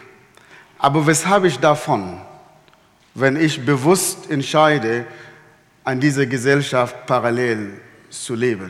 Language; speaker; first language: German; non-native, fluent; Arabic